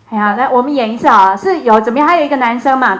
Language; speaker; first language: Chinese; native; Chinese